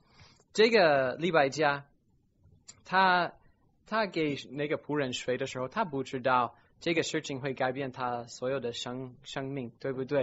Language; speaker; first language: Chinese; non-native, fluent; English